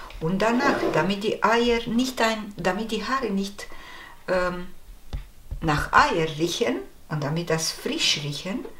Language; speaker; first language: German; non-native, fluent; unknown